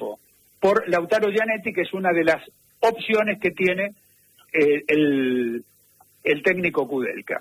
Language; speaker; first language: Spanish; native; Spanish